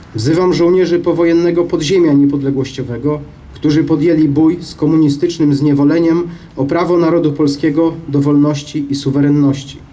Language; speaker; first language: Polish; native; Polish